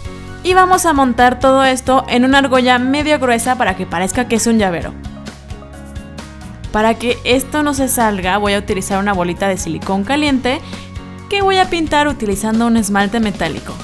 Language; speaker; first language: Spanish; native; Spanish